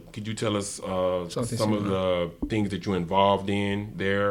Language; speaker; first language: English; native; English